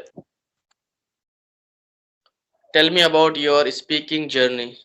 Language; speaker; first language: English; non-native, learner; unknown